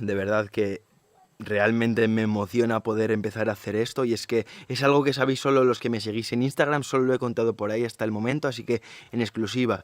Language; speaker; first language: Spanish; native; Spanish